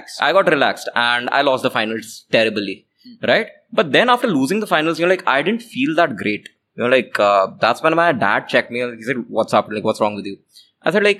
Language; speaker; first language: English; non-native, local second language; Hindi